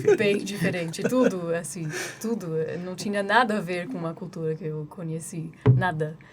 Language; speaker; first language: Portuguese; non-native, fluent; English